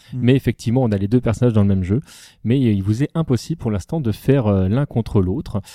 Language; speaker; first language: French; native; French